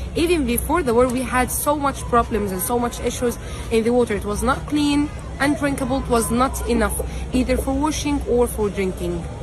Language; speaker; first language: English; non-native, fluent; Arabic